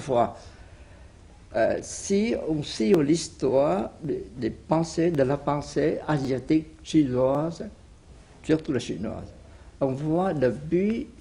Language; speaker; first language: French; non-native, fluent; Vietnamese